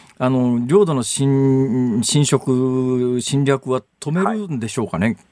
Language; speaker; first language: Japanese; native; Japanese